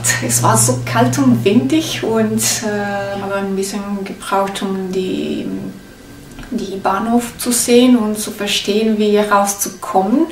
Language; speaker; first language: German; non-native, learner; Italian